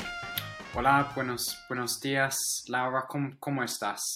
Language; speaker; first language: Spanish; non-native, fluent; English